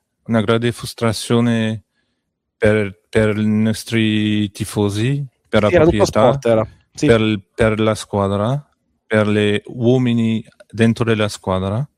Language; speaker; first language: Italian; non-native, learner; French